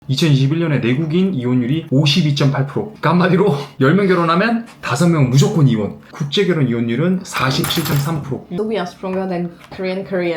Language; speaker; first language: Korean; non-native, learner; French